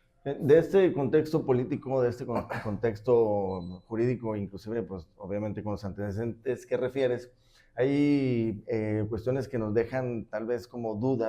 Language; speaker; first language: Spanish; native; Spanish